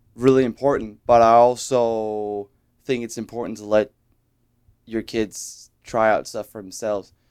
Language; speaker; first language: English; non-native, fluent; Danish